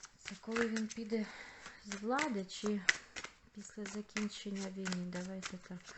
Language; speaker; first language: Ukrainian; non-native, local second language; Russian